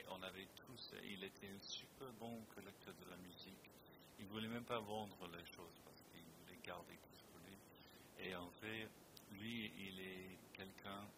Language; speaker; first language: French; non-native, fluent; English